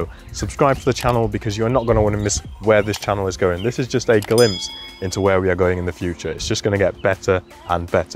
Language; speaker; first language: English; native; English